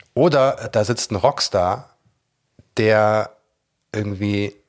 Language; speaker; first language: German; native; German